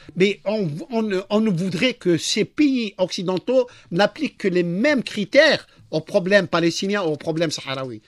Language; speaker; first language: French; non-native, local second language; Arabic